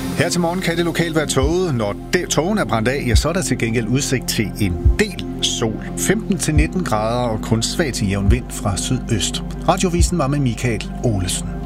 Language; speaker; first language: Danish; native; Danish